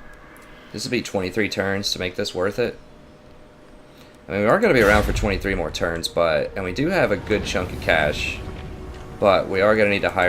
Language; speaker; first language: English; native; English